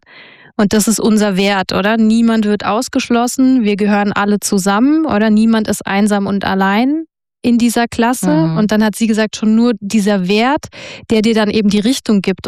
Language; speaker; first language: German; native; German